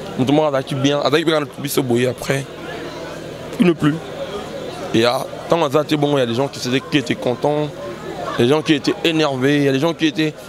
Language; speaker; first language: French; non-native, local second language; Lingala